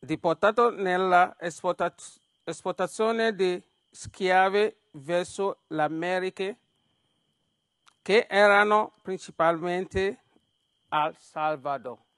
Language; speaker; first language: Italian; non-native, learner; Yoruba